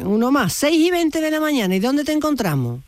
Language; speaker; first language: Spanish; native; Spanish